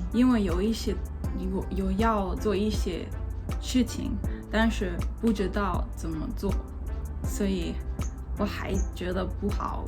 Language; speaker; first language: Chinese; non-native, learner; Spanish